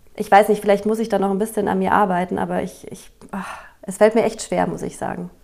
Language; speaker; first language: German; native; German